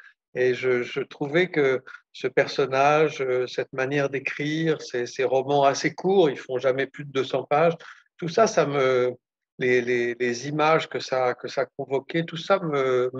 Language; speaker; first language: French; native; French